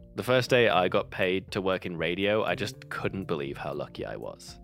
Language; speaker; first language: English; native; English